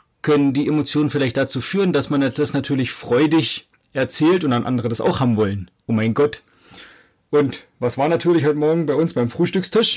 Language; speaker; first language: German; native; German